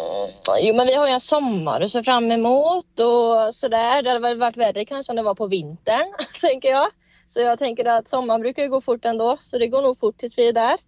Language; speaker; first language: Swedish; native; Swedish